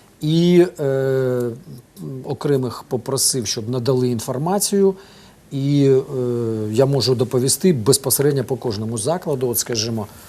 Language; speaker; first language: Ukrainian; native; Ukrainian